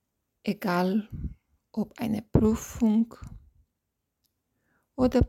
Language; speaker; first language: German; non-native, fluent; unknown